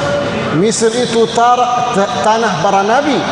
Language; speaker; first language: Indonesian; non-native, learner; Arabic